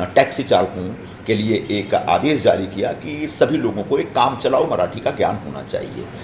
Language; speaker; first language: Hindi; non-native, local second language; Marathi